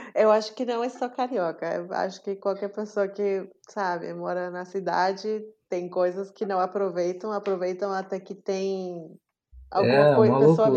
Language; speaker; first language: Portuguese; non-native, fluent; English